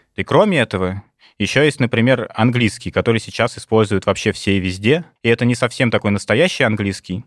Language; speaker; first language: Russian; native; Russian